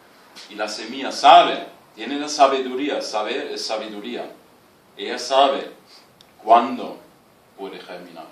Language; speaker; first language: Spanish; non-native, fluent; German